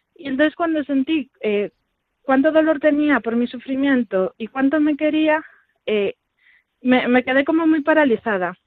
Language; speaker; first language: Spanish; native; Spanish